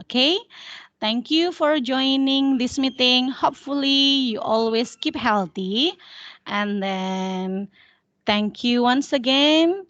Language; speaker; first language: English; non-native, fluent; Indonesian